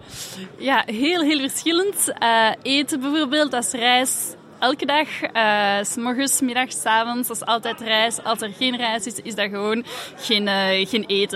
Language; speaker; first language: Dutch; non-native, fluent; French